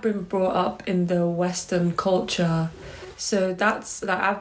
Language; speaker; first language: English; native; English